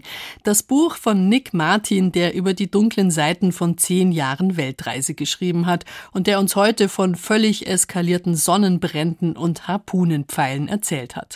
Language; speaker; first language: German; native; German